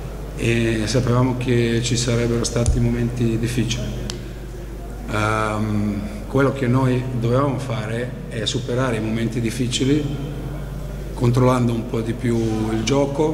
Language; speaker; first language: Italian; non-native, fluent; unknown